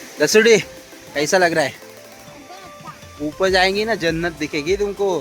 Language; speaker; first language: Hindi; non-native, local second language; Marathi